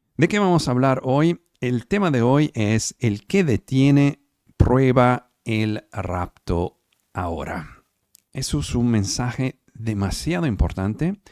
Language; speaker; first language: Spanish; non-native, fluent; Italian